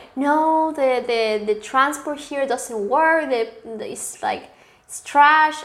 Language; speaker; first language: English; non-native, fluent; Spanish